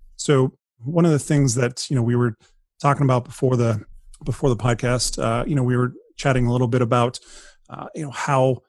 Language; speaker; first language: English; native; English